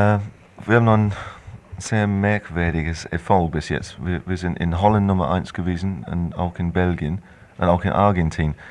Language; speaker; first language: German; non-native, fluent; English